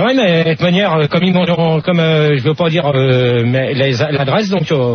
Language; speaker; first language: French; native; French